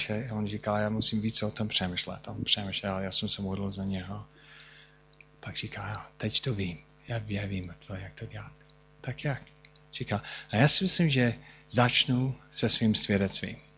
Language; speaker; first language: Czech; non-native, fluent; English